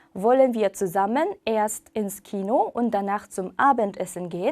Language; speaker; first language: German; non-native, fluent; Korean